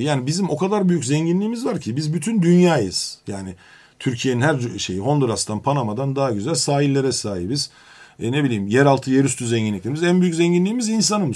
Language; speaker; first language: Turkish; native; Turkish